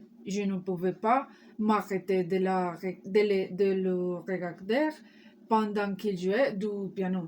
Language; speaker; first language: French; non-native, learner; Spanish